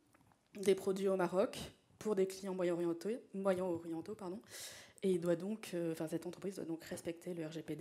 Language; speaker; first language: French; native; French